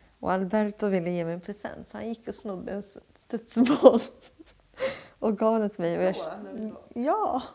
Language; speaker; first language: Swedish; early bilingual, other home language; Arabic